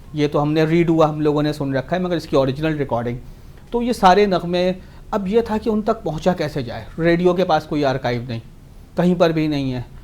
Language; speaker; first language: Urdu; native; Urdu